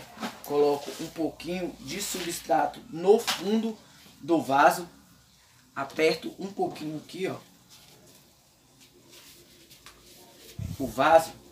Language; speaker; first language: Portuguese; native; Portuguese